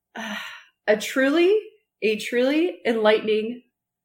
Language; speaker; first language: English; native; English